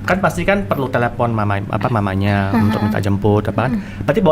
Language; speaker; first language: Indonesian; native; Indonesian